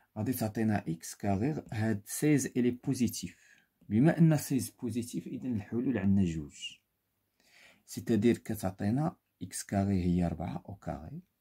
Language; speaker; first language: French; non-native, local second language; Arabic